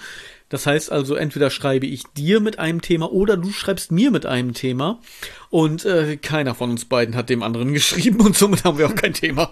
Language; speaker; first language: German; native; German